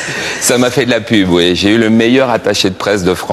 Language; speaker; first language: French; native; French